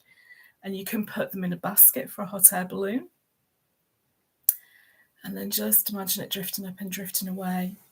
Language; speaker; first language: English; native; English